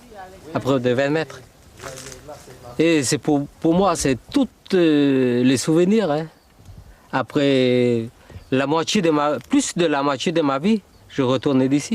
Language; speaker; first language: French; non-native, local second language; Vietnamese